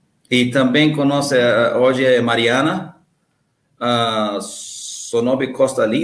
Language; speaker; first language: Portuguese; non-native, learner; English